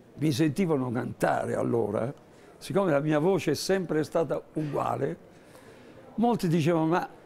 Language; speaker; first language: Italian; native; Italian